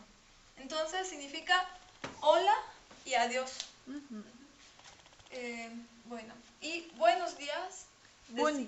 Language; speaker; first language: Spanish; non-native, fluent; French